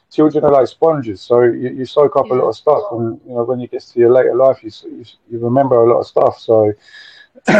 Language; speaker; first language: English; native; English